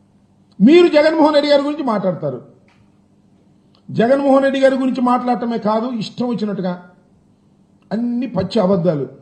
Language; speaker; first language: Telugu; native; Telugu